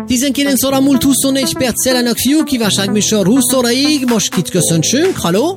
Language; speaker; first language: Hungarian; native; Hungarian